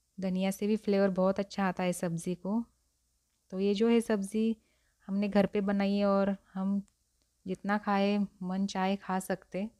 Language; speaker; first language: Hindi; non-native, local second language; Marathi